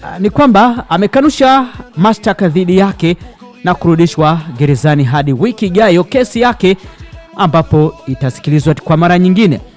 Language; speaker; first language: Swahili; non-native, local second language; Rundi